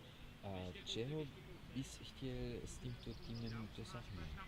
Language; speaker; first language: Czech; non-native, learner; English